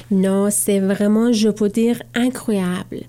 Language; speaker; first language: French; non-native, learner; Persian